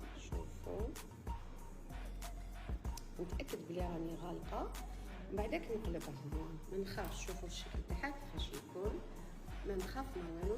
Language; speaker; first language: Arabic; native; Arabic